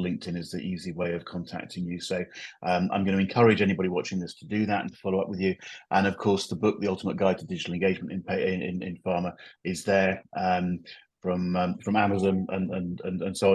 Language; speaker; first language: English; native; English